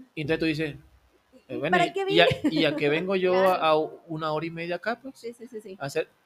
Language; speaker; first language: Spanish; native; Spanish